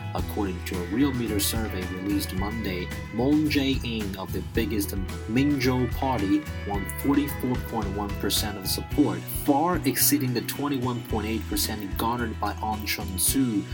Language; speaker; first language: English; non-native, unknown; Chinese